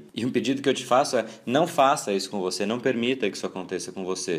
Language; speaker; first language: Portuguese; native; Portuguese